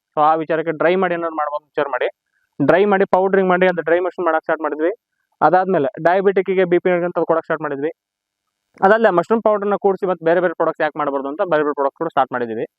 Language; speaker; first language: Kannada; native; Kannada